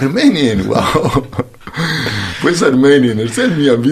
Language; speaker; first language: German; non-native, fluent; Spanish